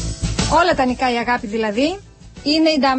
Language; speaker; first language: Greek; native; Greek